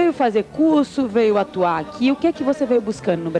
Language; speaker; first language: Portuguese; native; Portuguese